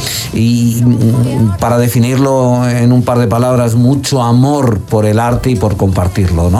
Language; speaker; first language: Spanish; native; Spanish